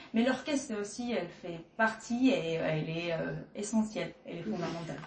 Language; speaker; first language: French; non-native, fluent; Spanish